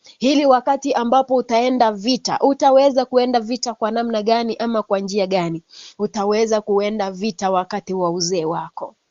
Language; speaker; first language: Swahili; non-native, local second language; Kalenjin